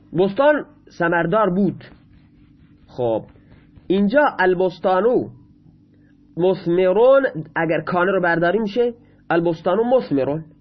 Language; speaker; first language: Persian; non-native, local second language; Baluchi